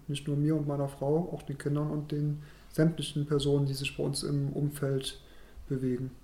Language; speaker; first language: German; native; German